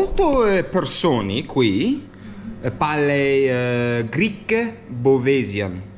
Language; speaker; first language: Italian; non-native, learner; English